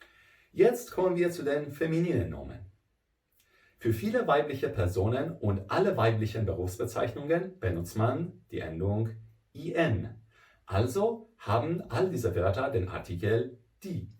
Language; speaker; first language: German; non-native, fluent; Persian